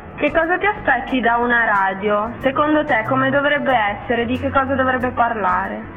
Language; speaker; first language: Italian; native; Italian